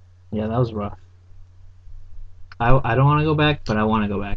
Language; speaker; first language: English; early bilingual, other home language; Spanish